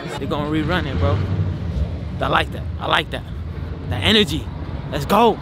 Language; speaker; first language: English; early bilingual, other home language; Spanish